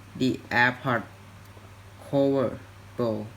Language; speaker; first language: English; non-native, learner; Thai